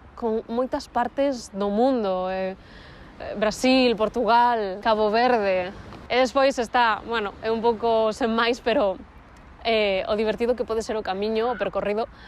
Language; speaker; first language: Galician; non-native, local second language; Spanish